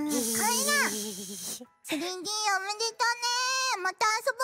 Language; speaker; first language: Japanese; native; Japanese